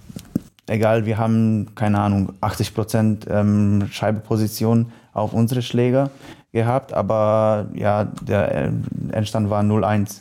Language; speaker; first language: German; non-native, learner; Polish